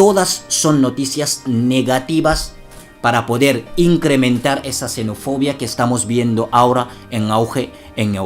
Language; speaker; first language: Spanish; non-native, fluent; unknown